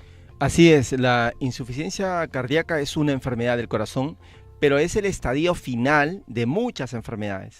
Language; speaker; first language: Spanish; native; Spanish